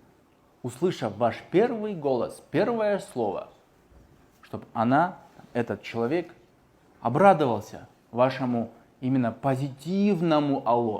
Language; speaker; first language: Russian; non-native, local second language; Kyrgyz